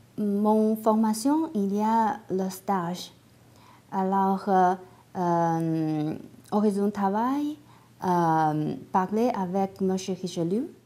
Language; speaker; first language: French; non-native, learner; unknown